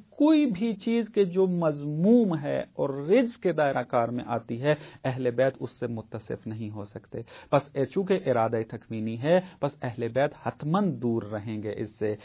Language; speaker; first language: Urdu; native; Urdu